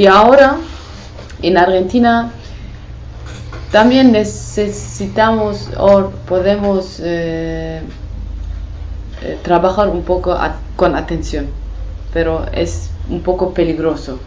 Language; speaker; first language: Spanish; non-native, learner; Kurdish